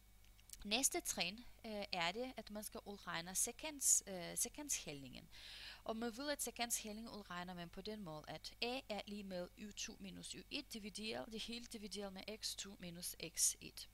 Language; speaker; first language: Danish; non-native, fluent; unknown